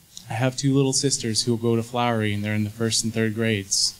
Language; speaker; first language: English; early bilingual, other home language; Spanish